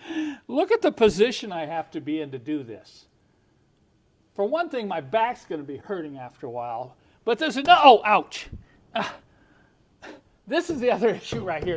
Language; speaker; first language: English; native; English